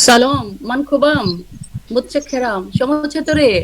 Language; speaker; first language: Persian; non-native, learner; Bangla